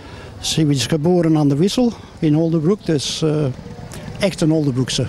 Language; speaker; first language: Dutch; non-native, fluent; English